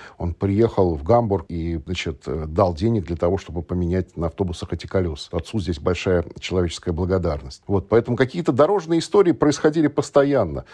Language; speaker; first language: Russian; native; Russian